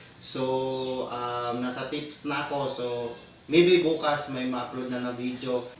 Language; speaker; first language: Filipino; non-native, local second language; Cebuano